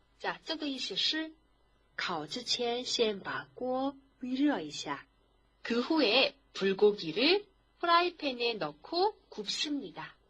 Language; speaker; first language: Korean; non-native, fluent; Chinese